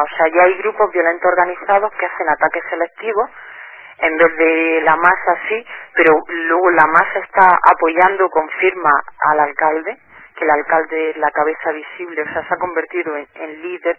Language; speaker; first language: Spanish; native; Spanish